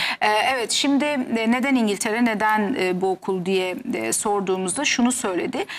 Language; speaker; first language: Turkish; native; Turkish